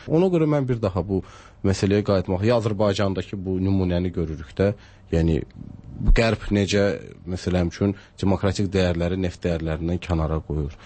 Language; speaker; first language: Azerbaijani; native; Azerbaijani